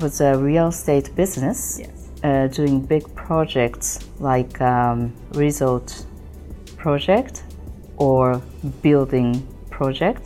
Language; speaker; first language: English; non-native, fluent; Japanese